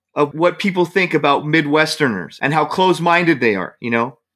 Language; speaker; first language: English; native; English